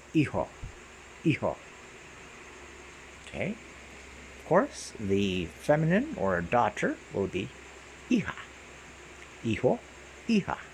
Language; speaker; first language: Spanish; non-native, learner; English